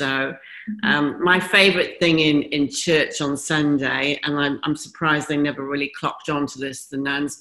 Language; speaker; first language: English; native; English